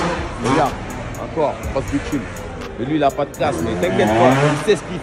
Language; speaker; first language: French; native; French